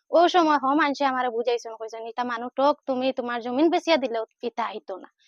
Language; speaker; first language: Bangla; native; Bangla